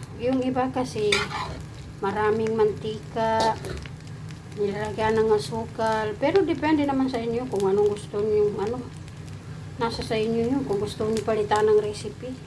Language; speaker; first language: Filipino; non-native, local second language; Maguindanaon